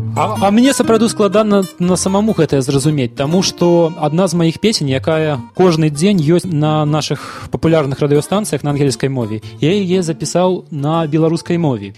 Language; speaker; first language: Belarusian; non-native, local second language; Russian